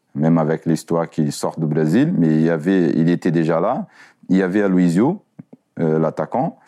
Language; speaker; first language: French; non-native, fluent; Portuguese